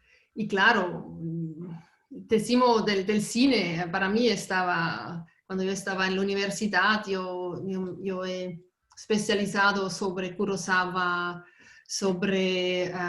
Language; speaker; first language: Spanish; non-native, fluent; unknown